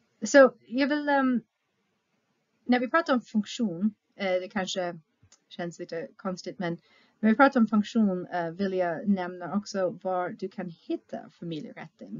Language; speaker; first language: Swedish; non-native, fluent; English